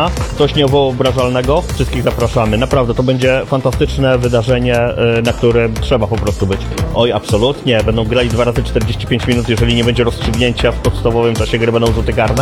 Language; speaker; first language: Polish; native; Polish